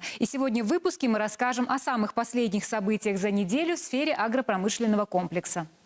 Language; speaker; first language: Russian; native; Russian